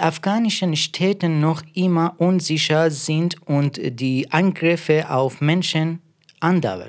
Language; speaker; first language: German; non-native, fluent; Persian